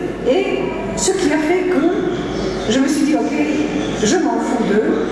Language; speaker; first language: French; early bilingual, heritage; Greek